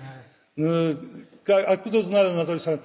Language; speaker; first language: Russian; non-native, local second language; Uzbek